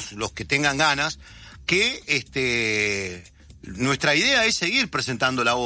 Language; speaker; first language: Spanish; native; Spanish